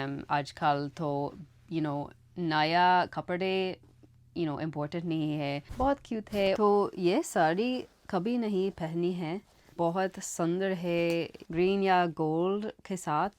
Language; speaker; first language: Hindi; non-native, learner; English